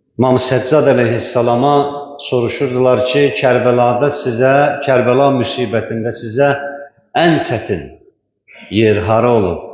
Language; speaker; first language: Azerbaijani; native; Azerbaijani